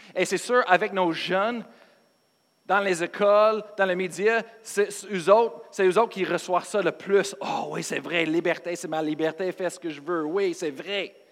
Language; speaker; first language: French; non-native, fluent; English